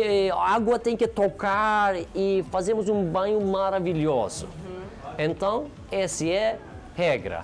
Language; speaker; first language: Portuguese; non-native, learner; Turkish